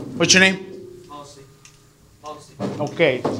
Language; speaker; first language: English; early bilingual, other home language; Spanish